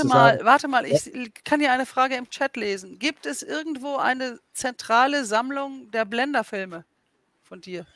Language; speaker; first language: German; native; German